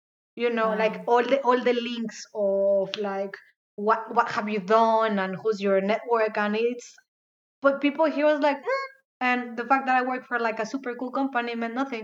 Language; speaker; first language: English; non-native, fluent; Spanish